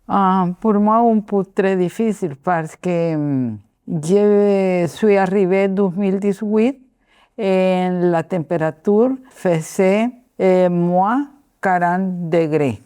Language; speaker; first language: French; non-native, learner; Spanish